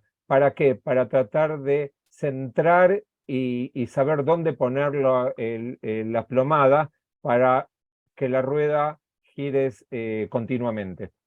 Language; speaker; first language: Spanish; native; Spanish